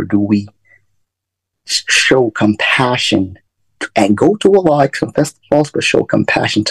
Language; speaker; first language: English; native; English